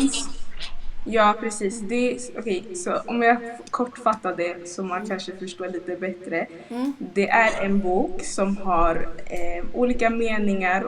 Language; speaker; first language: Swedish; early bilingual, other home language; Lingala